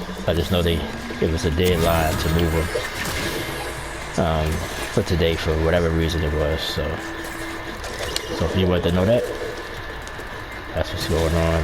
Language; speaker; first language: English; native; English